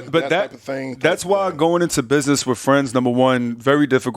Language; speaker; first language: English; native; English